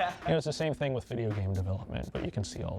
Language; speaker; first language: English; native; English